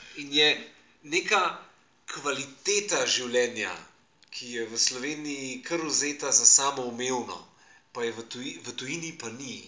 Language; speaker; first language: Slovenian; native; Slovenian